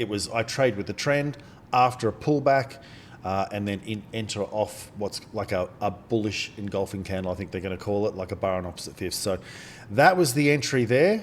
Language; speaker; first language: English; native; English